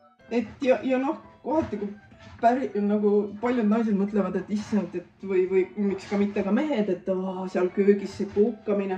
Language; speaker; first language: Estonian; native; Estonian